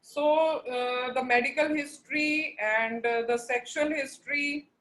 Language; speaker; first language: English; non-native, local second language; Punjabi